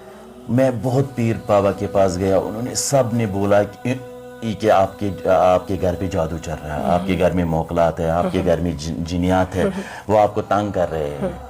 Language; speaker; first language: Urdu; non-native, local second language; Kashmiri